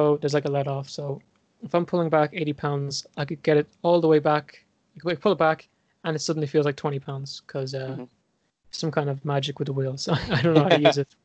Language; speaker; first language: English; native; English